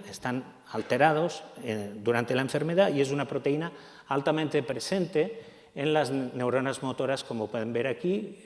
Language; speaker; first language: Spanish; native; Spanish